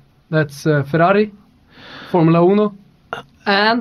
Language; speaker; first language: English; non-native, fluent; Swedish